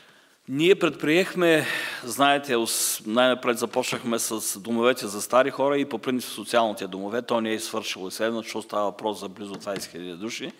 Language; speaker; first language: Bulgarian; native; Bulgarian